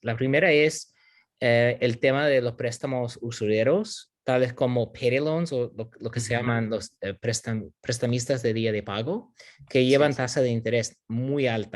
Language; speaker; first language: Spanish; non-native, fluent; English